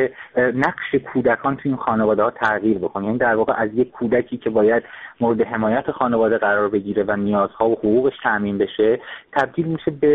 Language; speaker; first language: Persian; native; Persian